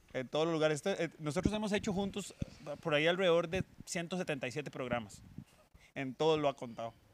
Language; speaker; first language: Spanish; native; Spanish